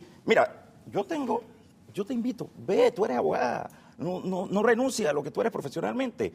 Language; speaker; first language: Spanish; native; Spanish